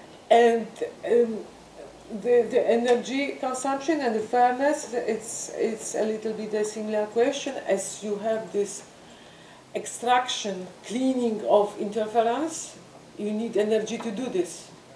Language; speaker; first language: English; non-native, fluent; French